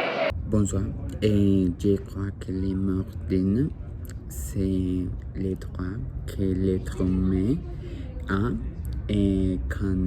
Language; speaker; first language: French; non-native, learner; Spanish